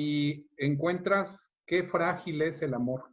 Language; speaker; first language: Spanish; native; Spanish